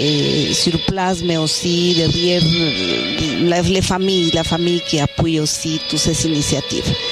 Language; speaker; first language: French; non-native, fluent; Spanish